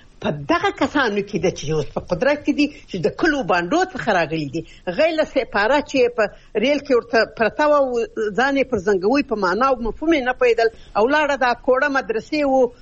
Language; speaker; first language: Pashto; native; Pashto